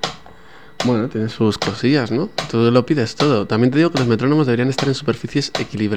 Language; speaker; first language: Spanish; native; Spanish